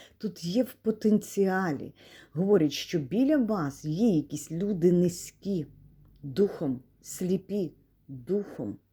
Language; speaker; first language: Ukrainian; non-native, local second language; Russian